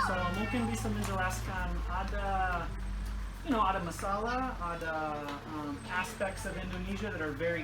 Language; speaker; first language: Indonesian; non-native, learner; English